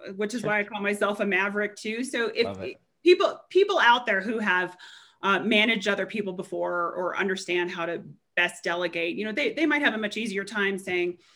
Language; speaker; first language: English; native; English